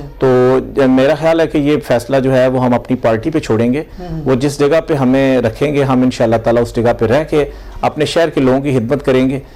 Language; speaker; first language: Urdu; non-native, local second language; Punjabi